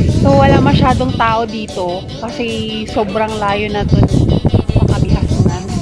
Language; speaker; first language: Filipino; non-native, local second language; Pangasinan